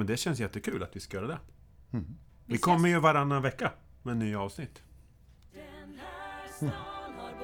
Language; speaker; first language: Swedish; native; Swedish